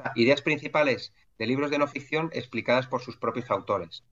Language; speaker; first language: Spanish; native; Spanish